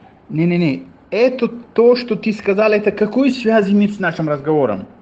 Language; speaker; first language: Russian; non-native, fluent; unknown